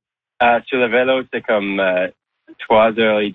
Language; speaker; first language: French; non-native, learner; English